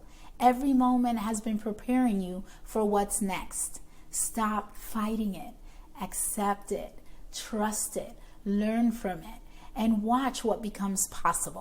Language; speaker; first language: English; native; English